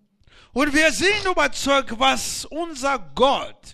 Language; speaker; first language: German; non-native, learner; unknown